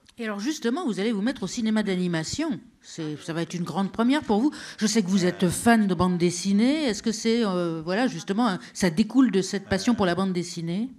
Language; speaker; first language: French; native; French